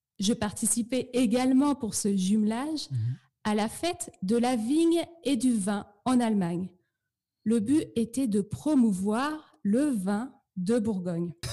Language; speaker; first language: French; native; French